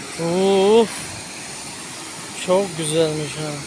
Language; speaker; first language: Turkish; non-native, learner; Hindi